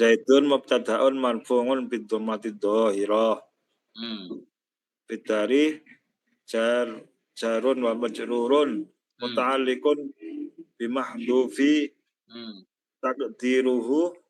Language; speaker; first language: Arabic; non-native, learner; Indonesian